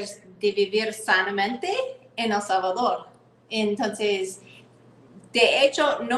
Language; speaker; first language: Spanish; non-native, fluent; English